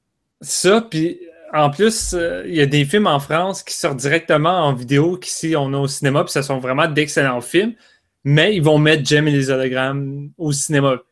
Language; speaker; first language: French; native; French